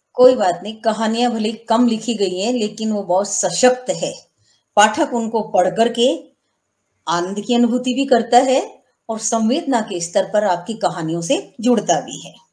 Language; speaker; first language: Hindi; native; Hindi